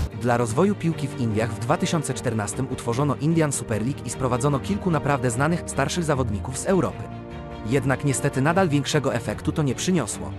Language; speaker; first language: Polish; native; Polish